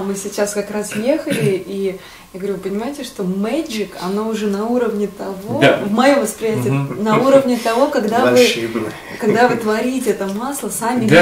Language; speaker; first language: Russian; native; Russian